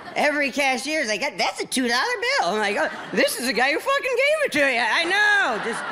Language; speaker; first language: English; native; English